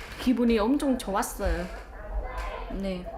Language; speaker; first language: Korean; non-native, learner; Vietnamese